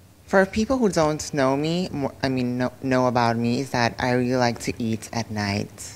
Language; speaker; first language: English; non-native, learner; Thai